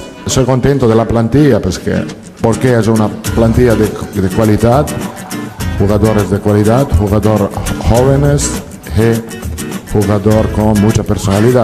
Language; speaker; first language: Spanish; non-native, learner; Italian